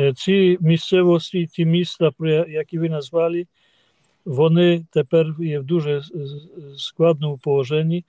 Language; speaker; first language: Ukrainian; non-native, fluent; Polish